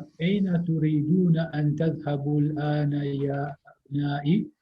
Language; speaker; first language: Arabic; non-native, learner; English